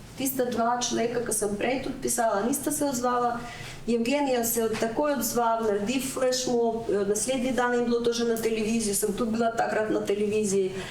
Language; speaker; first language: Slovenian; non-native, fluent; Ukrainian